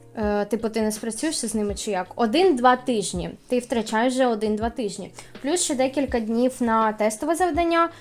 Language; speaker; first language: Ukrainian; native; Ukrainian